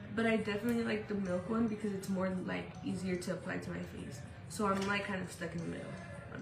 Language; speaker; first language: English; native; English